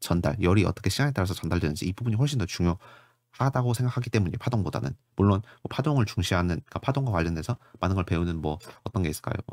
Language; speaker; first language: Korean; native; Korean